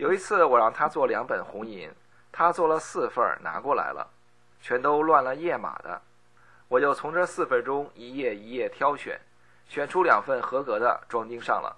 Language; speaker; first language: Chinese; native; Chinese